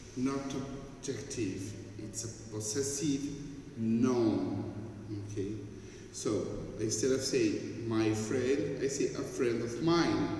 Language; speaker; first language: English; non-native, fluent; Portuguese